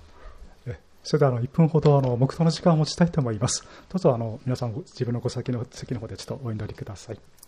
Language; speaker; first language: Japanese; native; Japanese